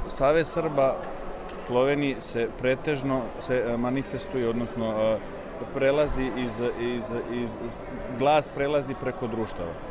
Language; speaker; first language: Serbian; early bilingual, heritage; Serbian